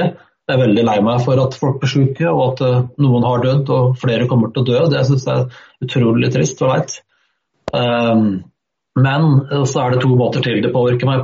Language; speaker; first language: Norwegian; native; Norwegian